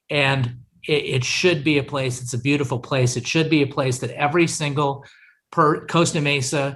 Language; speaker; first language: English; native; English